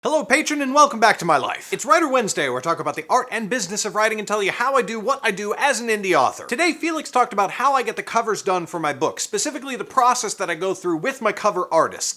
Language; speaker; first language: English; native; English